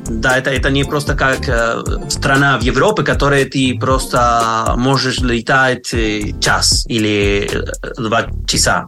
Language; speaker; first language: Russian; non-native, learner; Spanish